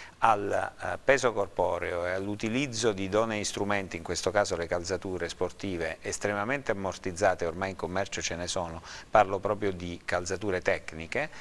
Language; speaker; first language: Italian; native; Italian